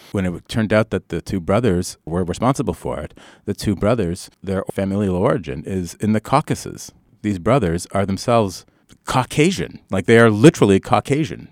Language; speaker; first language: English; early bilingual, other home language; Arabic